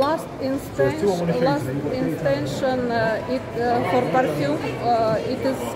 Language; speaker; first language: English; non-native, learner; Russian